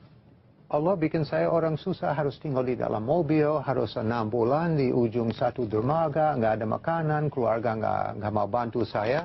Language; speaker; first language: Indonesian; non-native, fluent; English